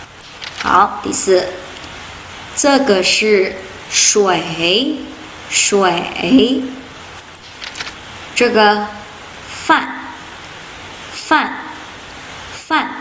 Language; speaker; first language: Chinese; non-native, fluent; Indonesian